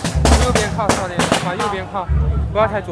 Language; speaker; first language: Chinese; native; Chinese